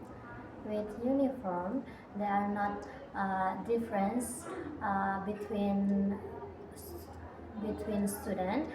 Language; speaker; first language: English; non-native, learner; Indonesian